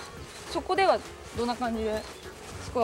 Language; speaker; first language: Japanese; native; Japanese